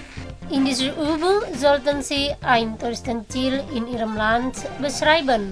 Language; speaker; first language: German; non-native, fluent; Indonesian